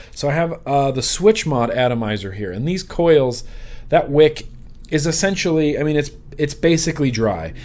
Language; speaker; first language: English; native; English